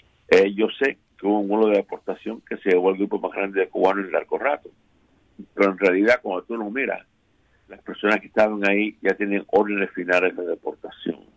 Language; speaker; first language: Spanish; native; Spanish